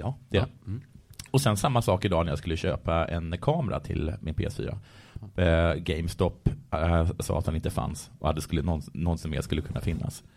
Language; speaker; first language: Swedish; native; Swedish